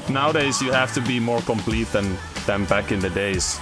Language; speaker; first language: English; non-native, fluent; Finnish